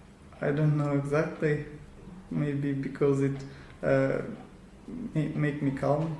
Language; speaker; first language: English; non-native, learner; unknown